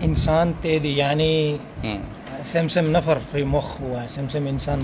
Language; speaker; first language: Arabic; non-native, learner; Urdu